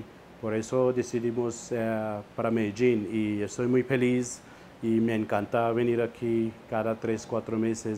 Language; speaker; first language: Spanish; non-native, fluent; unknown